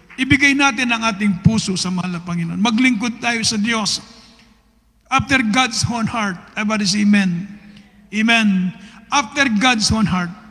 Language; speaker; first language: Filipino; native; Filipino